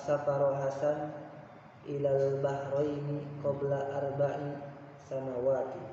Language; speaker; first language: Arabic; non-native, learner; Indonesian